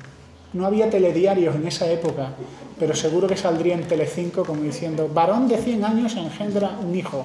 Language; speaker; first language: Spanish; native; Spanish